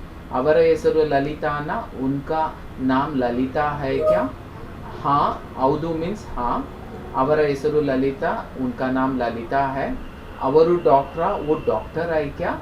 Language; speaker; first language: Kannada; non-native, fluent; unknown